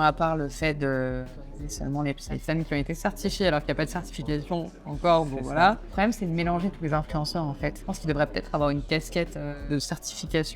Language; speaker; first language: French; native; French